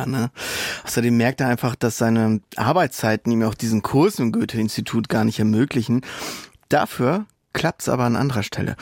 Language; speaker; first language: German; native; German